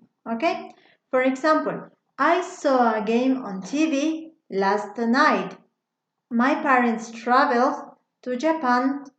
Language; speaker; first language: English; non-native, fluent; Spanish